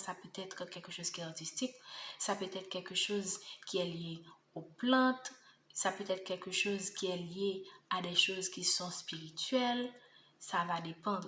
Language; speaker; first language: French; native; French